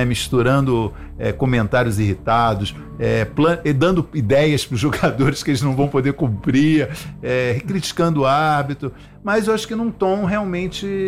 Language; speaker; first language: Portuguese; native; Portuguese